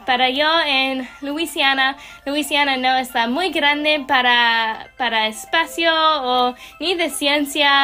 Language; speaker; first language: Spanish; non-native, learner; English